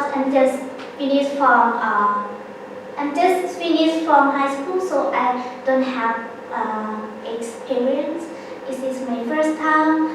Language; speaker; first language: English; non-native, learner; Lao